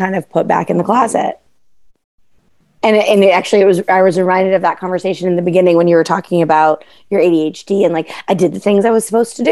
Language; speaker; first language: English; native; English